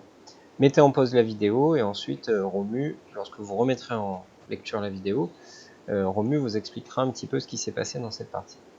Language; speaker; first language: French; native; French